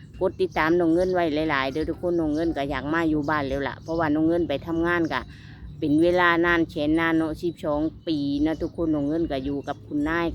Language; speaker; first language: Thai; non-native, local second language; Lao